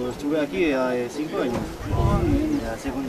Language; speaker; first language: Portuguese; non-native, learner; Spanish